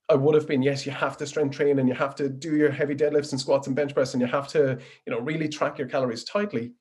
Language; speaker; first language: English; native; English